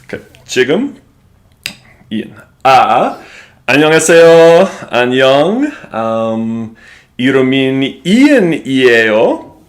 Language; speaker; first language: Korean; non-native, learner; English